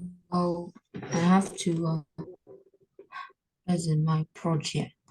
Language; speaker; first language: English; non-native, learner; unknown